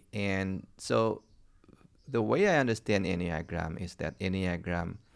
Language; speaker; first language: English; non-native, fluent; Indonesian